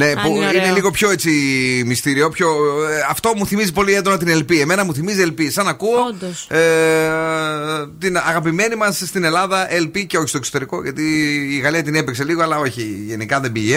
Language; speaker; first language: Greek; native; Greek